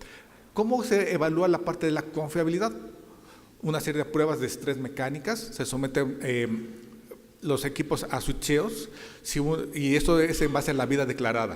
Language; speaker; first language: Spanish; native; Spanish